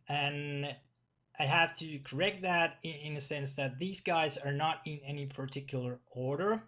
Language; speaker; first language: English; non-native, fluent; Finnish